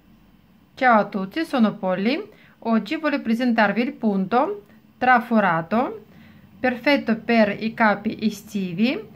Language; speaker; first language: Italian; non-native, fluent; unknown